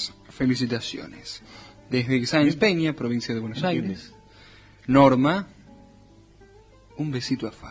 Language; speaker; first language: Spanish; native; Spanish